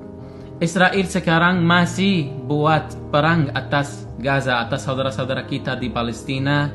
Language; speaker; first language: Indonesian; non-native, learner; Arabic